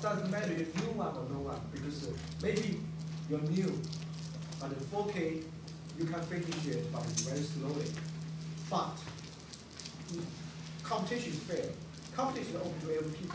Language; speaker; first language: English; non-native, learner; Chinese